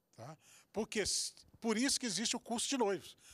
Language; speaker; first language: Portuguese; native; Portuguese